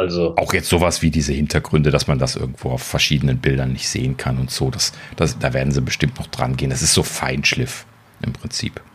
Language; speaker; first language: German; native; German